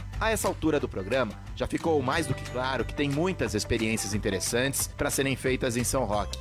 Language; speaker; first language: Portuguese; native; Portuguese